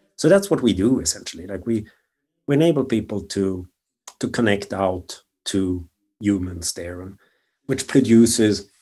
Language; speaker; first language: English; non-native, fluent; Swedish